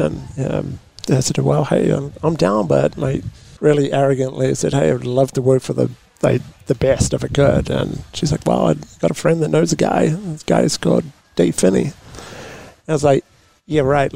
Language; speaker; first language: English; native; English